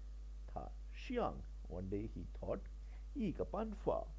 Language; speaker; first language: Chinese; non-native, learner; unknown